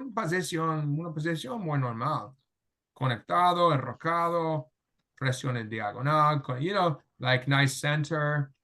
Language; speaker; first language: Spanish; non-native, fluent; English